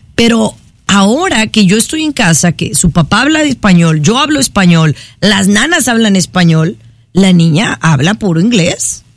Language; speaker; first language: Spanish; native; Spanish